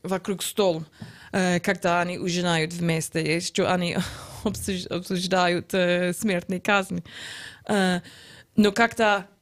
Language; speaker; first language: Russian; non-native, learner; English